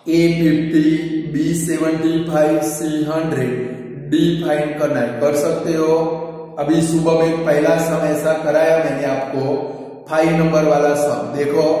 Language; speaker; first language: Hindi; non-native, local second language; Gujarati